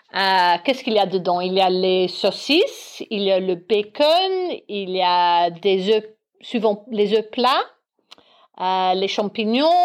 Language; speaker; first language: French; non-native, fluent; English